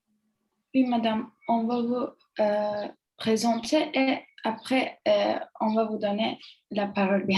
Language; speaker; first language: French; non-native, learner; Turkish